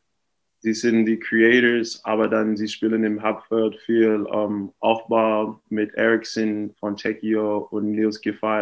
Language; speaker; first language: German; non-native, fluent; English